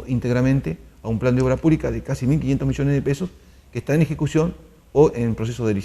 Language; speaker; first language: Spanish; native; Spanish